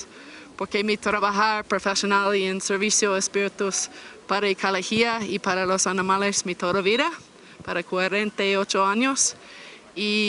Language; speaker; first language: Spanish; non-native, learner; English